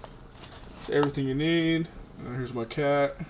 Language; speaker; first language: English; native; English